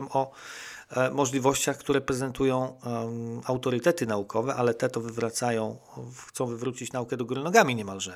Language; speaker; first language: Polish; native; Polish